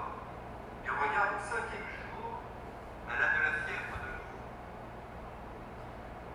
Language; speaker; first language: French; native; French